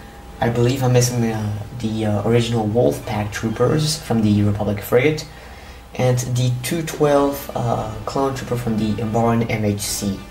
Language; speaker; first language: English; native; English